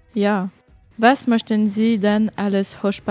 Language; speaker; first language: German; non-native, learner; French